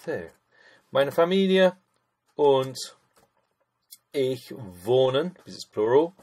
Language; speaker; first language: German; non-native, fluent; English